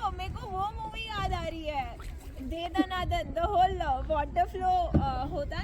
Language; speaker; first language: Hindi; non-native, local second language; Marathi